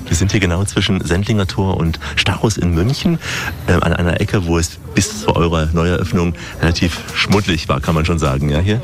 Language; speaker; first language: German; native; German